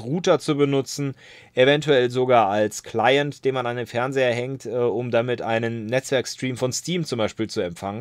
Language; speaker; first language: German; native; German